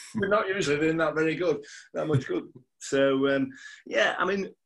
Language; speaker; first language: English; native; English